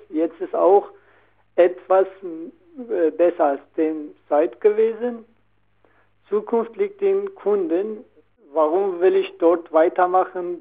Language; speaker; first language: German; non-native, learner; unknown